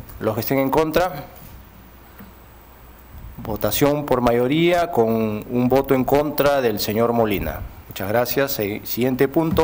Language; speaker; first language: Spanish; native; Spanish